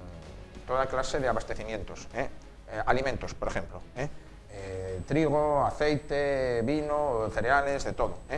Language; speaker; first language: Spanish; native; Spanish